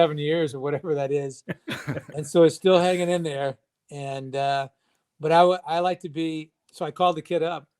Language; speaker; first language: English; native; English